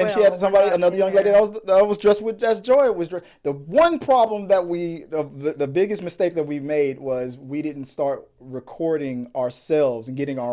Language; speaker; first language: English; native; English